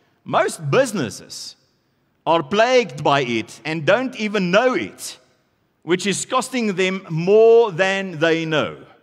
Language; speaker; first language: English; non-native, local second language; Afrikaans